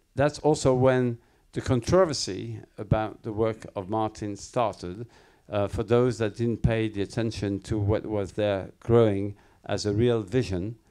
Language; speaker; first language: English; non-native, fluent; French